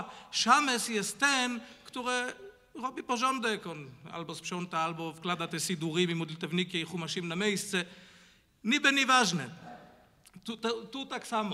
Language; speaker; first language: Polish; non-native, fluent; Hebrew